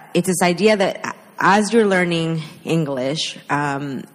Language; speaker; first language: English; early bilingual, other home language; Spanish